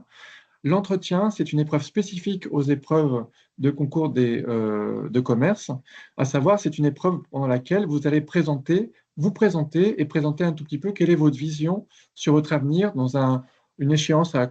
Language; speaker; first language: French; native; French